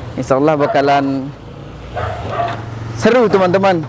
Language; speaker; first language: Indonesian; native; Indonesian